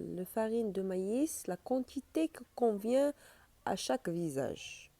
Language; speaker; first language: French; non-native, learner; Arabic